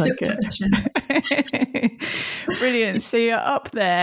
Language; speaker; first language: English; native; English